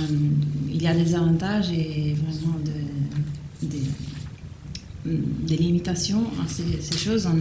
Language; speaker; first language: French; non-native, fluent; Italian